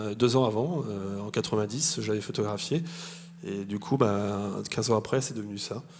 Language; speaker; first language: French; native; French